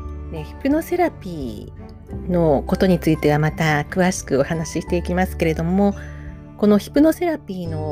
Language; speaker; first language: Japanese; native; Japanese